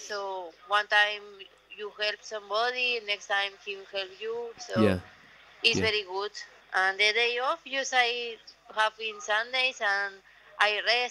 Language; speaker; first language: English; non-native, learner; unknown